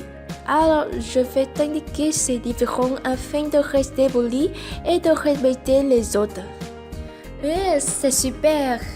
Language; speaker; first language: French; non-native, learner; Vietnamese